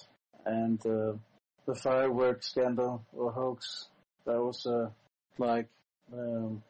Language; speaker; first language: English; non-native, fluent; Danish